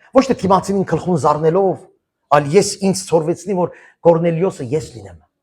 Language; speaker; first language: Armenian; early bilingual, heritage; Armenian